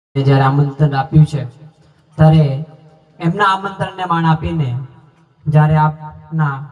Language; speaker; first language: Gujarati; non-native, local second language; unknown